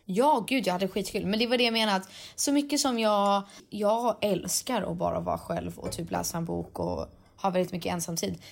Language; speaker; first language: Swedish; native; Swedish